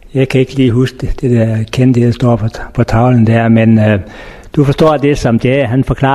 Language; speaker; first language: Danish; native; Danish